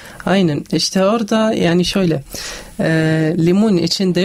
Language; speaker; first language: Turkish; non-native, learner; Arabic